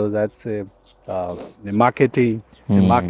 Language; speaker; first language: English; non-native, learner; Chinese